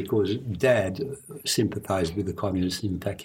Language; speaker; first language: English; non-native, fluent; Hungarian